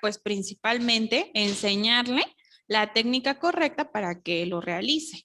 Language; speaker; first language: Spanish; native; Spanish